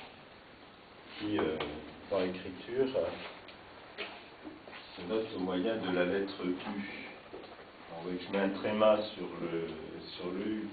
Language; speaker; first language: French; native; French